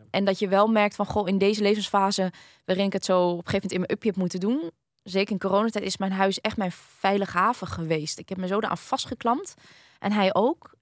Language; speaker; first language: Dutch; early bilingual, other home language; Vietnamese